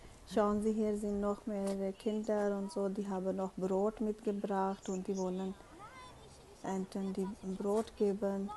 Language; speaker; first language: German; non-native, learner; Urdu